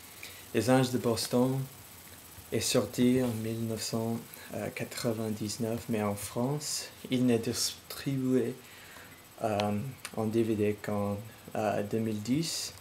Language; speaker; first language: French; non-native, learner; English